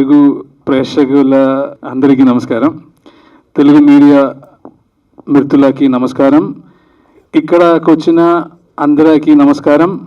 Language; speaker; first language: Telugu; non-native, learner; Malayalam